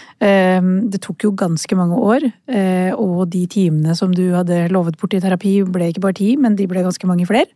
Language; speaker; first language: Norwegian; early bilingual, other home language; Urdu